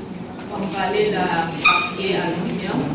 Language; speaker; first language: French; non-native, learner; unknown